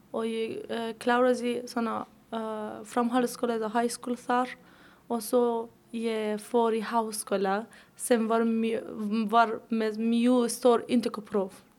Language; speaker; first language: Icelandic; non-native, learner; Persian